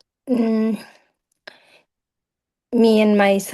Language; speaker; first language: English; non-native, learner; Bangla